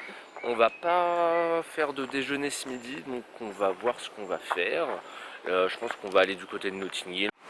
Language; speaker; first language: French; native; French